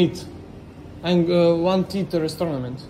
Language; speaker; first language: English; non-native, learner; Serbian